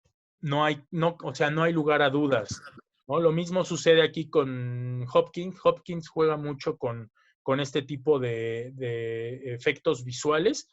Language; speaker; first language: Spanish; native; Spanish